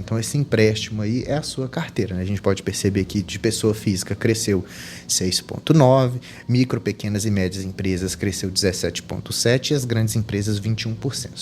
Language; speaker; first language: Portuguese; native; Portuguese